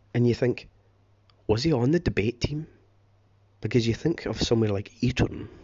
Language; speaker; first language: English; native; English